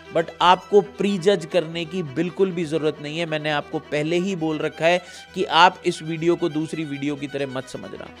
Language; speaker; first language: Hindi; native; Hindi